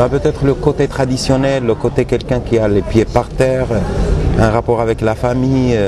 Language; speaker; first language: French; non-native, local second language; Arabic